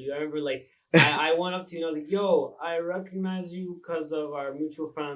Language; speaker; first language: English; native; English